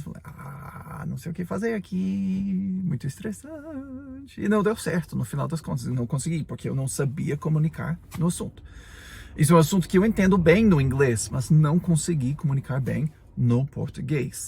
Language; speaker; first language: Portuguese; non-native, fluent; English